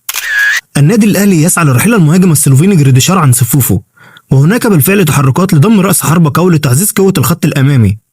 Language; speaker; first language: Arabic; native; Arabic